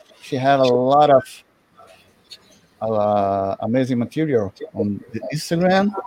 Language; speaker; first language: English; non-native, learner; Portuguese